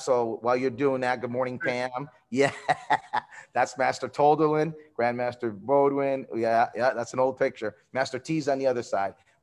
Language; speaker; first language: English; early bilingual, other home language; Spanish